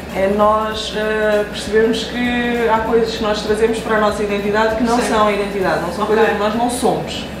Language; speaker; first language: Portuguese; non-native, local second language; Kabuverdianu